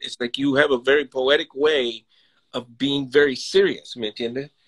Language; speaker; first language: English; early bilingual, other home language; Spanish